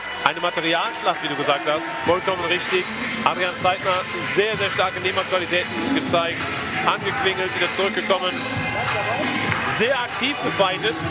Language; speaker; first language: German; native; German